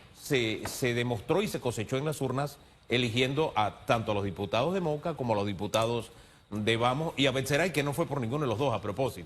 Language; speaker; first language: Spanish; native; Spanish